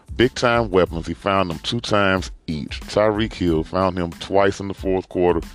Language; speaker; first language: English; native; English